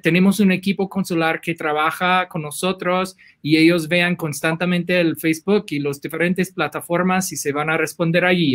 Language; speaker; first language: Spanish; non-native, fluent; English